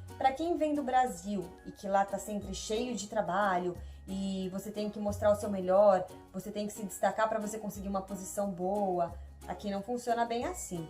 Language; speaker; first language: Portuguese; native; Portuguese